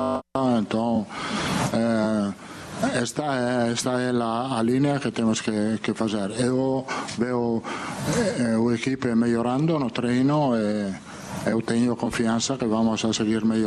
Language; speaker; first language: Portuguese; non-native, fluent; Italian